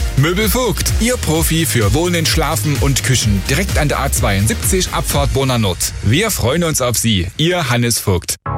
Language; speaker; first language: German; native; German